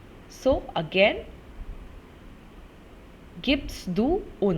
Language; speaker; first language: German; non-native, fluent; Hindi